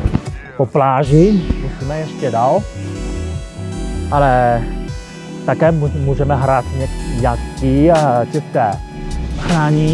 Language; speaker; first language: Czech; non-native, learner; Chinese